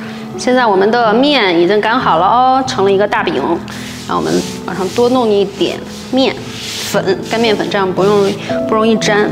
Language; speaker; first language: Chinese; native; Chinese